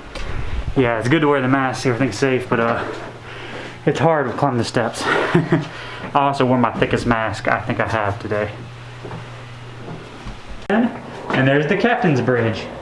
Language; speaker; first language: English; native; English